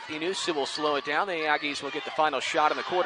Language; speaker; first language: English; native; English